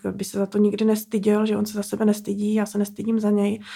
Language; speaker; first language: Czech; native; Czech